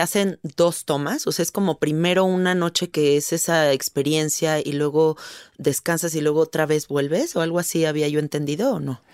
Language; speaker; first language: Spanish; native; Spanish